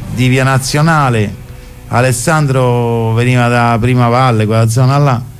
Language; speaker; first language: Italian; native; Italian